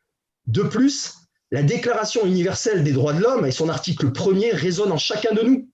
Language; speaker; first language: French; native; French